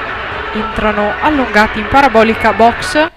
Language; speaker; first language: Italian; native; Italian